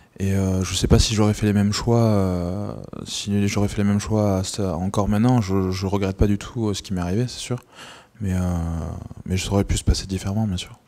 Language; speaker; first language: French; native; French